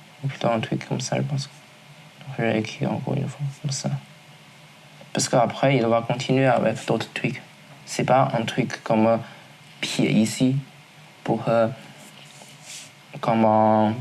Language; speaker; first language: French; non-native, learner; Chinese